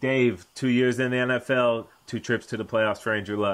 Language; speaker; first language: English; native; English